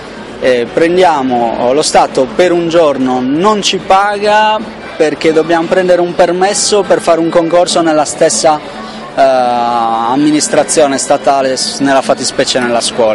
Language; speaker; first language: Italian; native; Italian